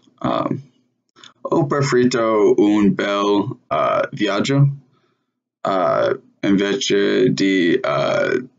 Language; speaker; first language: Italian; non-native, learner; English